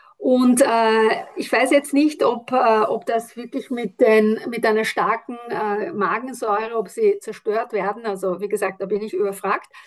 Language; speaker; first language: German; non-native, fluent; Italian